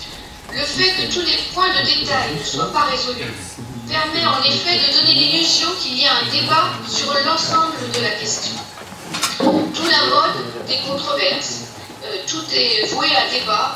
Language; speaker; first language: French; native; French